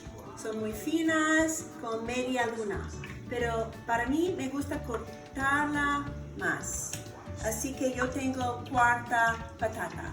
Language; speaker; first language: Spanish; non-native, learner; English